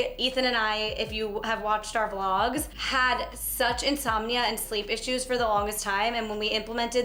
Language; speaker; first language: English; native; English